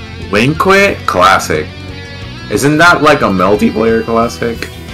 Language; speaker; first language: English; non-native, local second language; Spanish